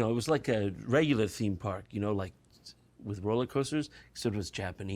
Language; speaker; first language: English; native; English